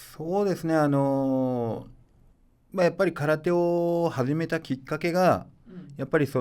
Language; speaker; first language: Japanese; native; Japanese